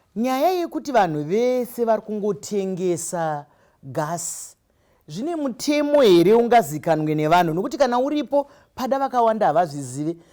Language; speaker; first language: Shona; native; Shona